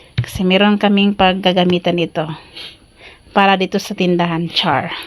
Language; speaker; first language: Filipino; non-native, local second language; Cebuano